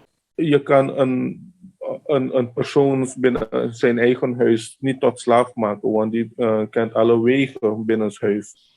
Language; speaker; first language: Dutch; non-native, local second language; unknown